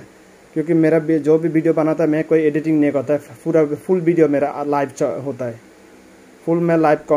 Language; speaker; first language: Hindi; non-native, fluent; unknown